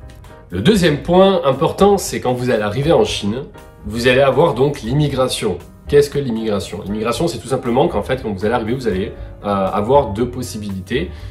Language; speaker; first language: French; native; French